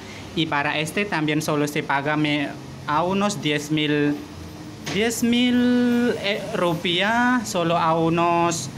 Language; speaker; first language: Spanish; non-native, learner; Indonesian